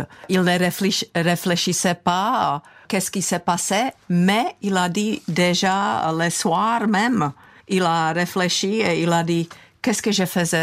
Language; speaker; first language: French; non-native, fluent; Czech